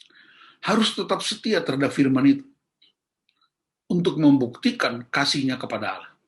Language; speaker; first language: Indonesian; native; Indonesian